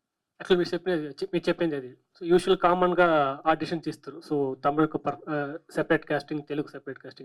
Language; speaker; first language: Telugu; non-native, learner; Tamil